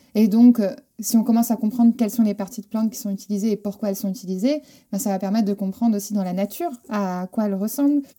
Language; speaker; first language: French; non-native, fluent; Spanish